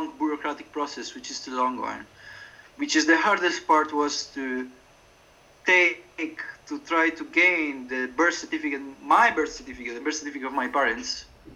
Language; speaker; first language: English; non-native, fluent; Italian